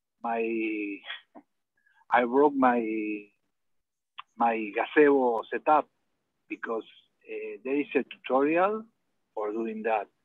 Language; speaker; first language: English; non-native, learner; Spanish